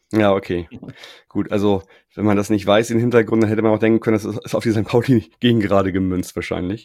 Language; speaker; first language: German; native; German